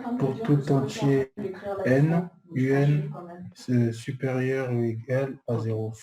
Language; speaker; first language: French; native; French